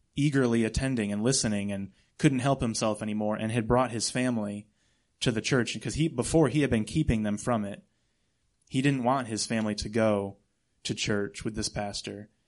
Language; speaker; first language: English; native; English